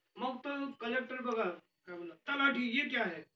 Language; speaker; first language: Hindi; non-native, local second language; Marathi